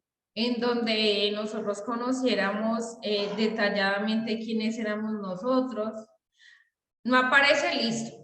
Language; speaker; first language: Spanish; native; Spanish